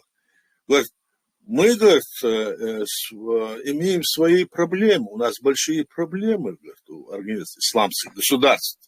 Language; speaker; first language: Russian; non-native, local second language; Chechen